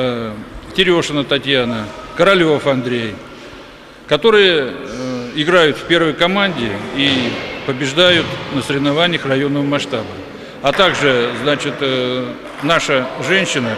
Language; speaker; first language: Russian; native; Russian